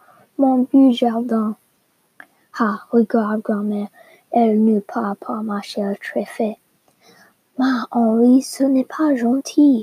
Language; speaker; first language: French; non-native, learner; English